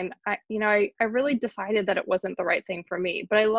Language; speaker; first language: English; native; English